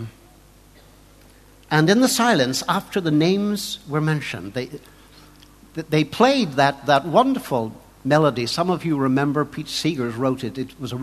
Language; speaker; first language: English; native; English